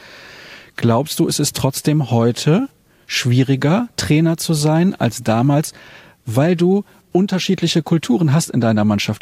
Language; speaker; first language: German; native; German